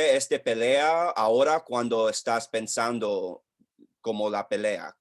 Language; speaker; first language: Spanish; non-native, learner; English